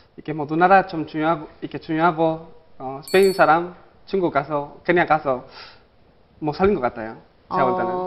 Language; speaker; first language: Korean; non-native, learner; Spanish